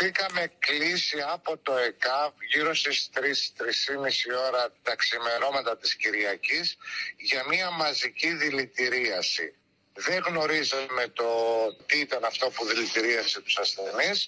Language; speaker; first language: Greek; native; Greek